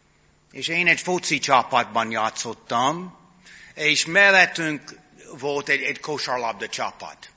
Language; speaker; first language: Hungarian; non-native, fluent; English